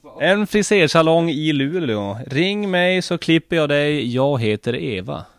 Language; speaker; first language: Swedish; native; Swedish